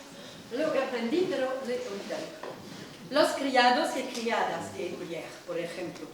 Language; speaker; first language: Spanish; non-native, learner; French